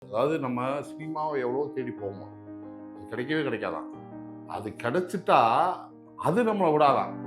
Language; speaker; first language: Tamil; native; Tamil